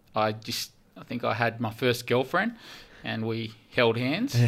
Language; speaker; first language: English; early bilingual, heritage; English